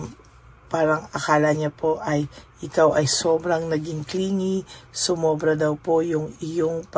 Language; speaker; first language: Filipino; native; Filipino